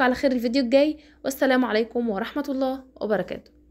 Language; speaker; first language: Arabic; native; Arabic